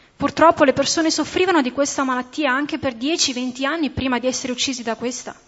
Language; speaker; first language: Italian; native; Italian